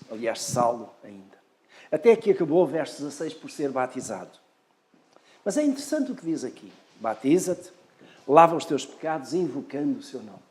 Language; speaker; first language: Portuguese; native; Portuguese